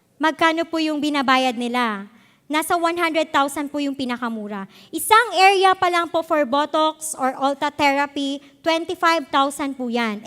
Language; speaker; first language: Filipino; native; Filipino